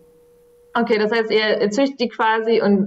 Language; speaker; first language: German; native; German